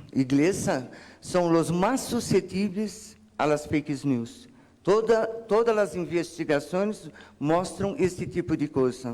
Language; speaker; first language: Spanish; non-native, learner; Portuguese